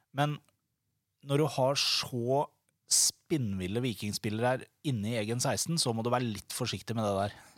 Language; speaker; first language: Norwegian; native; Norwegian